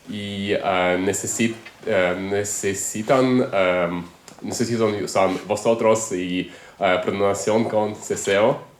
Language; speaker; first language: Spanish; non-native, learner; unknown